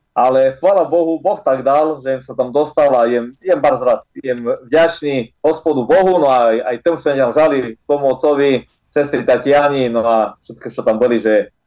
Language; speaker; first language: Slovak; non-native, local second language; Rusyn